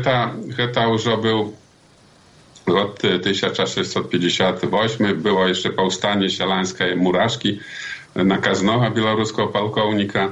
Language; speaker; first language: Polish; non-native, local second language; Belarusian